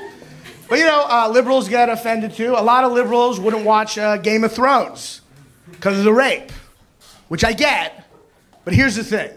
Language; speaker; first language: English; native; English